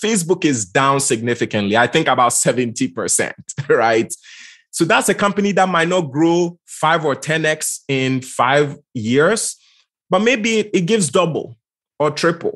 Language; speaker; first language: English; non-native, local second language; Akan